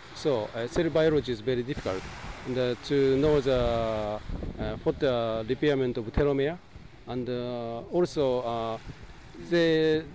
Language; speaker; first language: English; non-native, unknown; Japanese